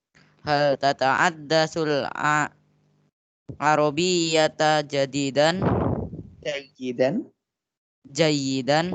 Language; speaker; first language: Arabic; non-native, learner; Indonesian